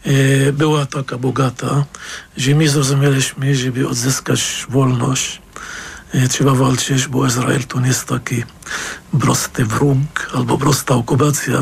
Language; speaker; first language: Polish; non-native, fluent; Arabic